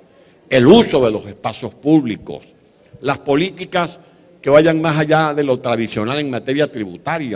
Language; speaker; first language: Spanish; native; Spanish